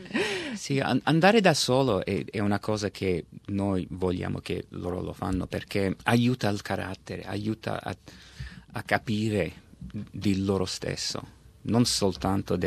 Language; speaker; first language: Italian; early bilingual, heritage; Italian